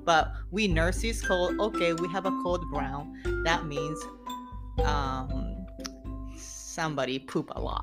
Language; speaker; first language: English; non-native, fluent; Japanese